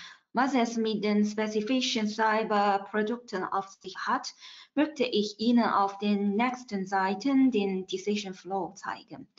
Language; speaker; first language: German; non-native, fluent; Chinese